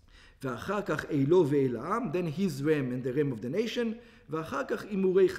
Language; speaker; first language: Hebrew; non-native, fluent; English